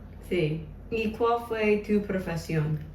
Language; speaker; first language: Spanish; non-native, learner; English